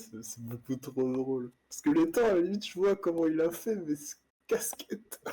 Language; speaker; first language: French; native; French